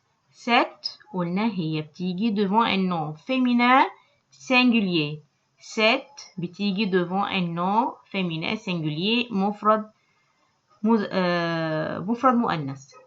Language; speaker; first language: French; non-native, local second language; Arabic